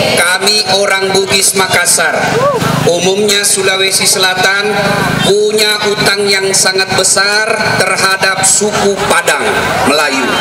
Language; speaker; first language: Indonesian; native; Indonesian